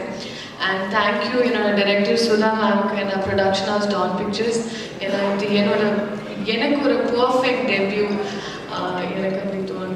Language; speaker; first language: Tamil; non-native, learner; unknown